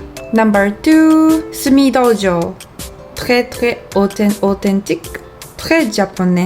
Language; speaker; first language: French; non-native, fluent; Japanese